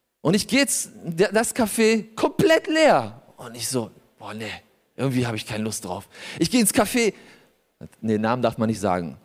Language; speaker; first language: German; early bilingual, other home language; Polish